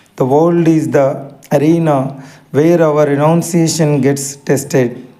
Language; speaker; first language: English; non-native, local second language; Telugu